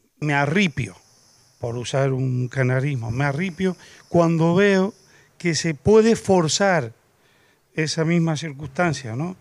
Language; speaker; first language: Spanish; native; Spanish